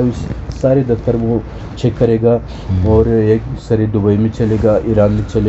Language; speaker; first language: Hindi; non-native, learner; Pashto